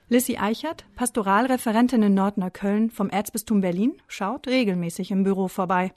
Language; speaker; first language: German; native; German